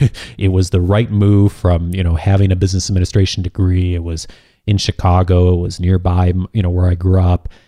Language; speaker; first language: English; native; English